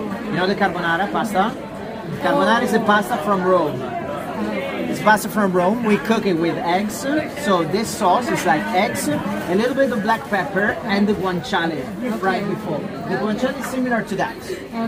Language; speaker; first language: English; non-native, fluent; Italian